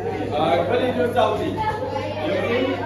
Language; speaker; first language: Arabic; non-native, learner; Malay